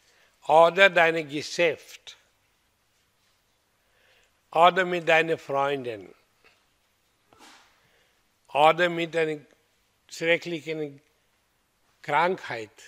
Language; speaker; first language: German; non-native, learner; Hindi